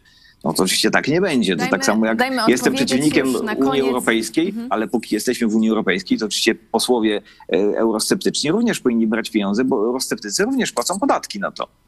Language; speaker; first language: Polish; native; Polish